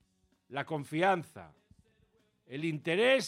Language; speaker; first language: Spanish; native; Spanish